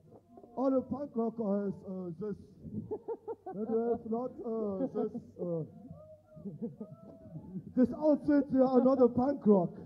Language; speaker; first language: English; non-native, learner; German